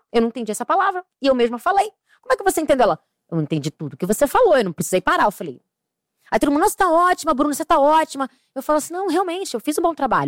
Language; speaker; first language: Portuguese; native; Portuguese